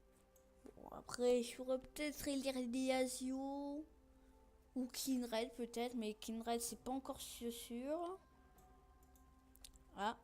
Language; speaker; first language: French; native; French